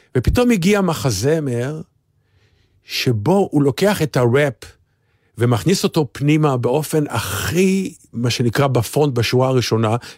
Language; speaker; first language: Hebrew; native; Hebrew